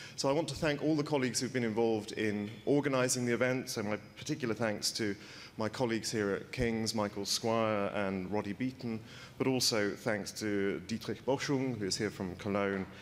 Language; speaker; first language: English; native; English